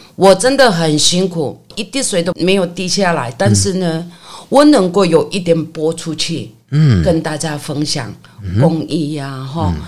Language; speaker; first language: Chinese; non-native, learner; Korean